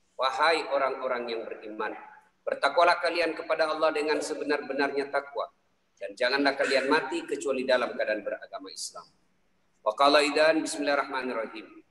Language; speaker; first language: Indonesian; native; Indonesian